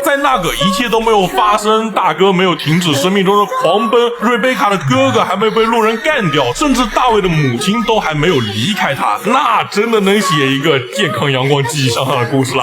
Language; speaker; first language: Chinese; native; Chinese